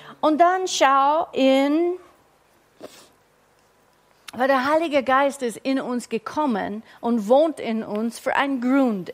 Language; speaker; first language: German; non-native, fluent; English